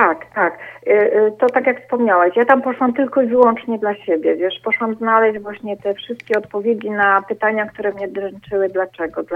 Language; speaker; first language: Polish; native; Polish